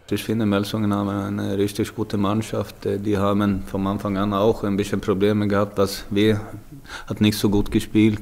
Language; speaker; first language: German; non-native, fluent; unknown